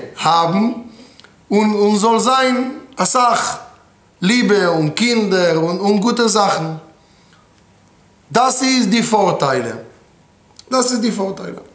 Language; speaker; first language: German; non-native, fluent; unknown